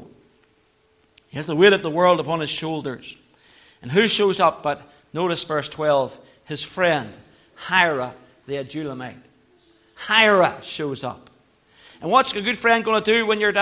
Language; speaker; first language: English; native; English